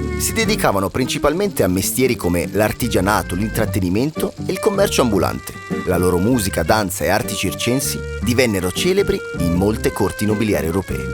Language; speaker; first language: Italian; native; Italian